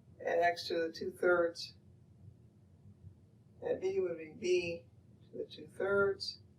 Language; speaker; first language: English; native; English